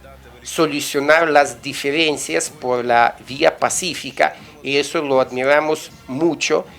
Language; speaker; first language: Spanish; non-native, fluent; Russian